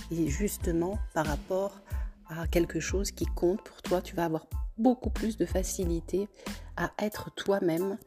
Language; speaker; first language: French; native; French